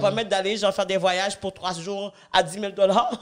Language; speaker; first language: French; native; French